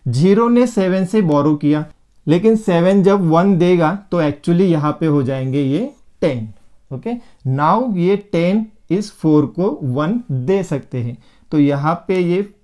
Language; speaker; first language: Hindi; non-native, local second language; Marathi